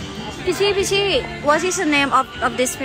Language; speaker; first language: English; non-native, learner; Thai